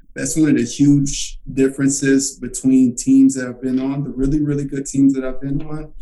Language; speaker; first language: English; native; English